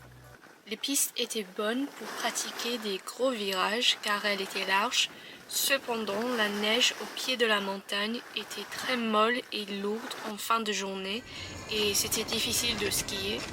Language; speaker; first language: French; non-native, fluent; English